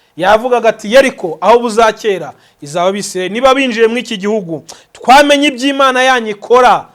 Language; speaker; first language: Kinyarwanda; native; Kinyarwanda